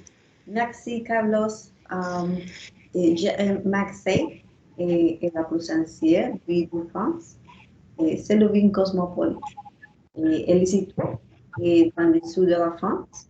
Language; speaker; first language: French; non-native, learner; Spanish